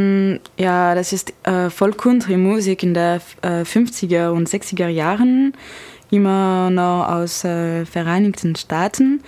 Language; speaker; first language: German; non-native, learner; French